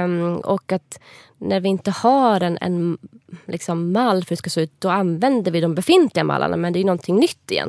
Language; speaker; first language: Swedish; native; Swedish